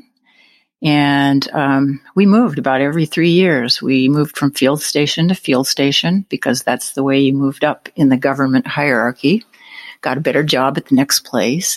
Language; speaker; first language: English; native; English